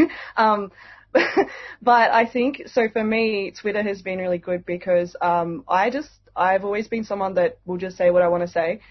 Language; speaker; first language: English; native; English